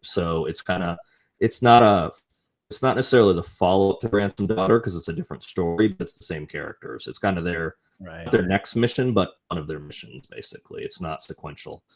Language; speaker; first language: English; native; English